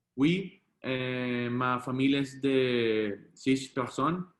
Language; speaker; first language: French; non-native, learner; Spanish